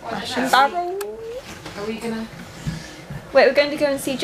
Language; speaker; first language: English; native; English